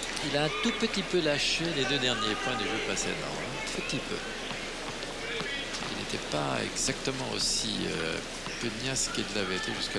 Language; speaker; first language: French; native; French